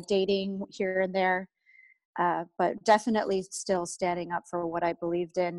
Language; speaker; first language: English; native; English